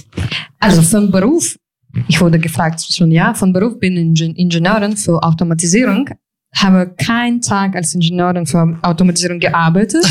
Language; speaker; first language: German; non-native, fluent; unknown